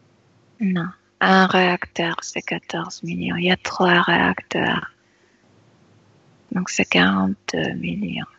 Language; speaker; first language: French; non-native, fluent; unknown